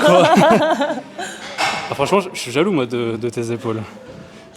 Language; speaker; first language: French; native; French